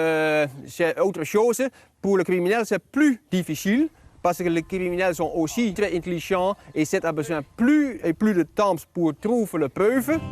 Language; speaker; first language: French; non-native, learner; Dutch